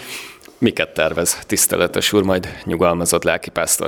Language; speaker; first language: Hungarian; native; Hungarian